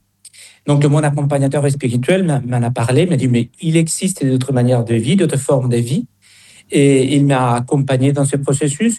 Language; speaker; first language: French; non-native, fluent; Spanish